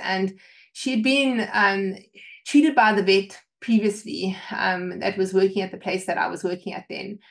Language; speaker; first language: English; native; English